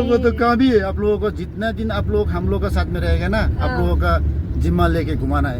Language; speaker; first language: Hindi; non-native, local second language; Nepali